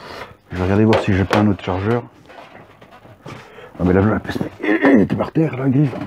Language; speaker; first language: French; native; French